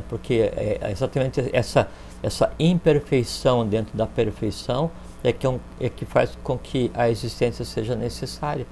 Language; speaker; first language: Portuguese; native; Portuguese